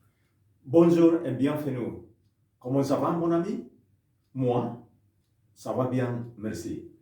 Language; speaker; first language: French; non-native, fluent; Indonesian